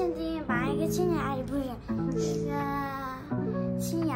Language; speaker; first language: Chinese; early bilingual, heritage; Chinese